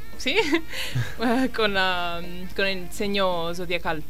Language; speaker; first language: Spanish; non-native, learner; Italian